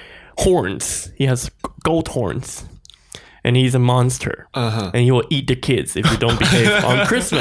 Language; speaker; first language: English; non-native, fluent; Chinese